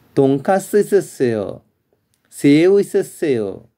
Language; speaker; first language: Korean; non-native, learner; Sinhala